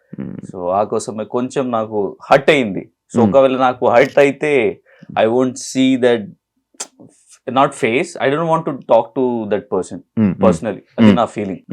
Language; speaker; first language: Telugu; non-native, learner; Hindi